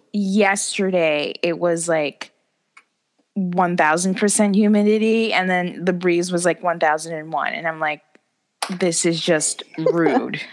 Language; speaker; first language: English; native; English